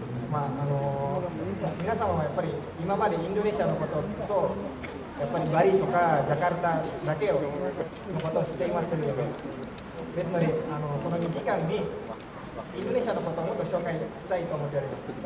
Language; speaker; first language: Japanese; non-native, fluent; Indonesian